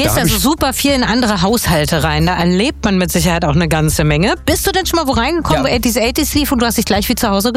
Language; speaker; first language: German; native; German